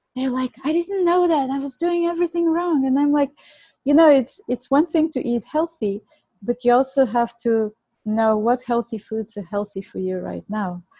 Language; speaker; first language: English; non-native, fluent; Bulgarian